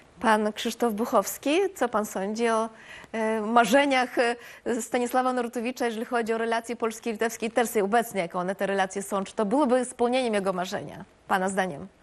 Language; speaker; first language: Polish; native; Polish